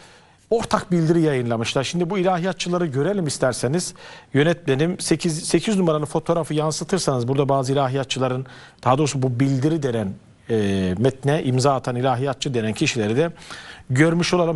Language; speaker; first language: Turkish; native; Turkish